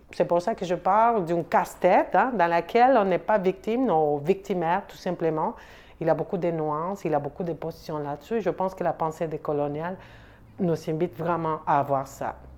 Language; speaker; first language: French; non-native, fluent; Spanish